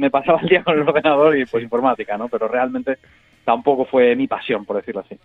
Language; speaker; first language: Spanish; native; Spanish